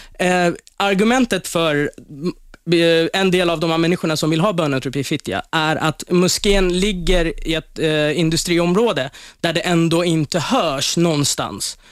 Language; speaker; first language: Swedish; non-native, fluent; Persian